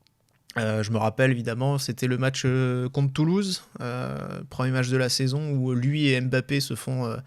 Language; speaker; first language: French; native; French